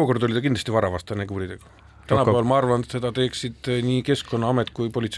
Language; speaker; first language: Estonian; native; Estonian